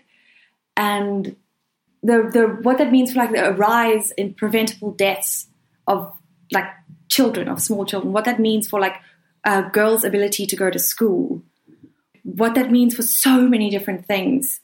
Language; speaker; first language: English; native; English